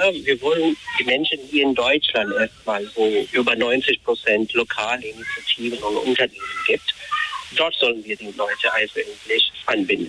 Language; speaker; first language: German; non-native, fluent; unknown